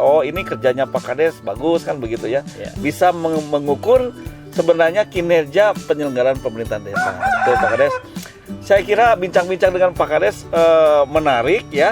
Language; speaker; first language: Indonesian; non-native, local second language; Sundanese